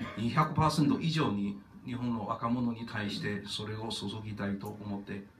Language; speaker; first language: Japanese; non-native, fluent; Chinese